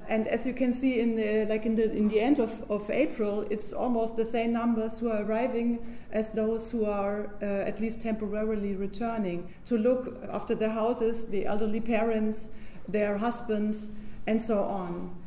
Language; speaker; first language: English; non-native, fluent; German